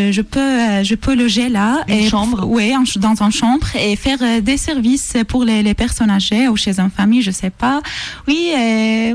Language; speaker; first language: French; non-native, learner; Arabic